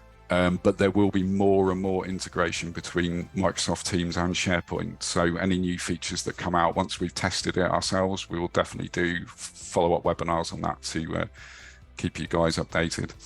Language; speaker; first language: English; native; English